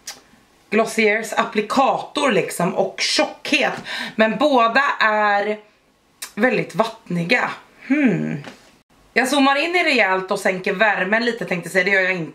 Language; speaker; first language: Swedish; native; Swedish